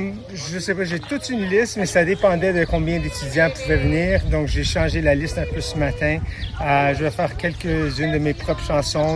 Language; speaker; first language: French; non-native, local second language; English